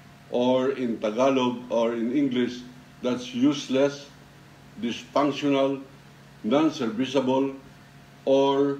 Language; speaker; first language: English; non-native, local second language; Filipino